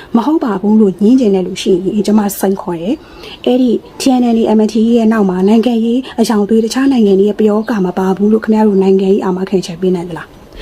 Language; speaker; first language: Burmese; native; Burmese